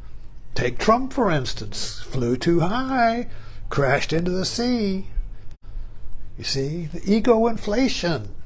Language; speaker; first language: English; native; English